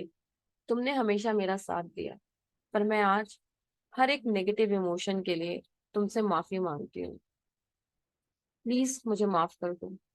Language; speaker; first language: Hindi; native; Hindi